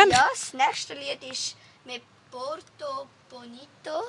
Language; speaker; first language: German; native; German